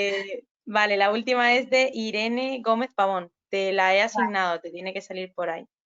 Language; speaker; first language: Spanish; native; Spanish